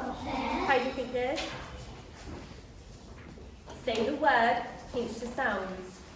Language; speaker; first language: English; native; English